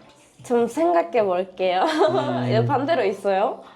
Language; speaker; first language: Korean; non-native, learner; Japanese